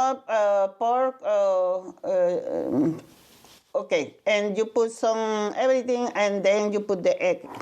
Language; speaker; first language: English; non-native, learner; Spanish